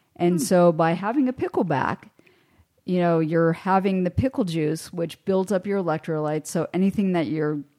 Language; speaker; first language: English; native; English